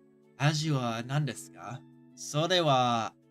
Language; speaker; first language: Japanese; non-native, learner; English